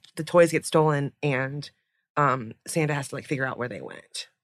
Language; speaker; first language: English; native; English